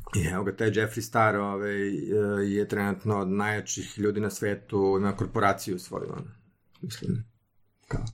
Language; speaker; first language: Serbian; native; Serbian